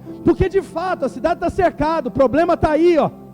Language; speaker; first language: Portuguese; native; Portuguese